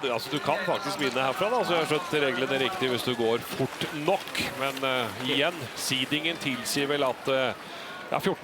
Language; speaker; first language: Norwegian; native; Norwegian